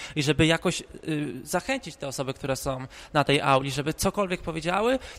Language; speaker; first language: Polish; native; Polish